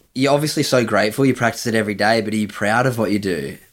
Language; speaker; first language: English; native; English